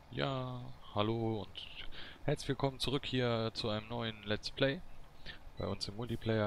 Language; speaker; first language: German; native; German